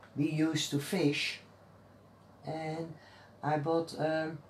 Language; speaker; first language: English; non-native, learner; Dutch